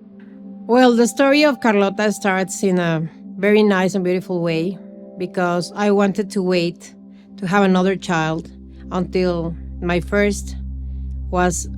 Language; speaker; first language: English; non-native, fluent; Spanish